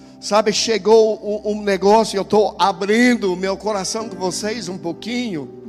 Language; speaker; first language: Portuguese; non-native, fluent; English